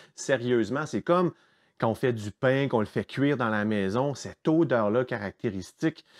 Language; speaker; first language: French; native; French